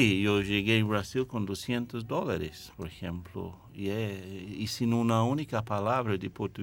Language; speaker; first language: Spanish; non-native, fluent; English